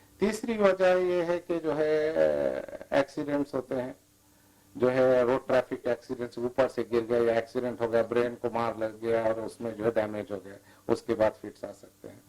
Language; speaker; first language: Hindi; native; Hindi